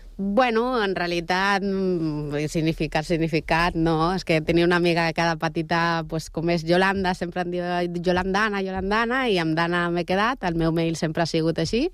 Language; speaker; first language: Catalan; non-native, local second language; Spanish